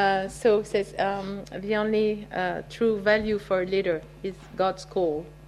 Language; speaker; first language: English; native; English